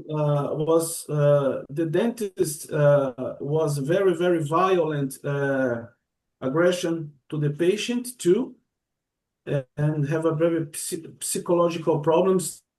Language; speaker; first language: English; non-native, learner; Portuguese